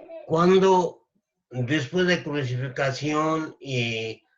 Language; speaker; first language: Spanish; non-native, learner; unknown